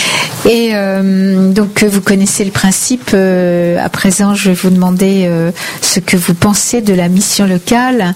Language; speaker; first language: French; native; French